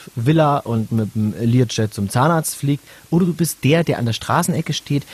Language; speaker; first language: German; native; German